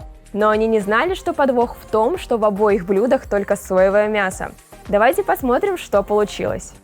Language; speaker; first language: Russian; native; Russian